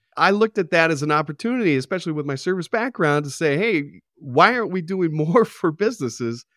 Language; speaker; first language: English; native; English